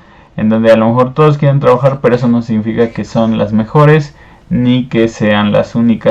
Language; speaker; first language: Spanish; native; Spanish